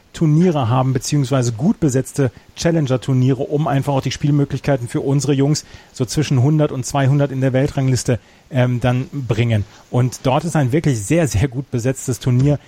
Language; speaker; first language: German; native; German